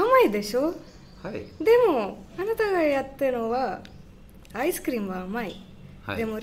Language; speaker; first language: Japanese; non-native, learner; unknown